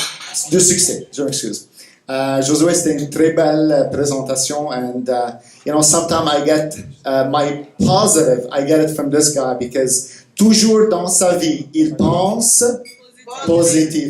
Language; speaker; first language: French; non-native, fluent; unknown